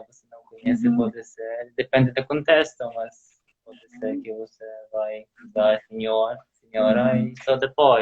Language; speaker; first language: Portuguese; non-native, learner; Polish